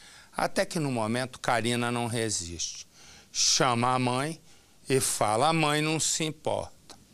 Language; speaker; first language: Portuguese; native; Portuguese